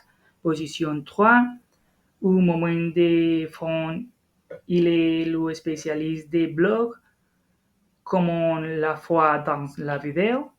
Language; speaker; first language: French; non-native, learner; Spanish